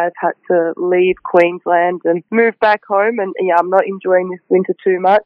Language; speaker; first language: English; native; English